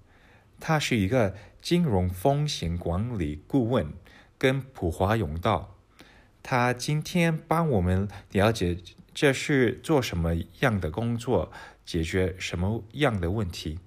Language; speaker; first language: Chinese; early bilingual, heritage; English